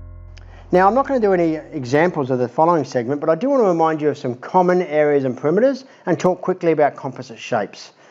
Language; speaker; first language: English; native; English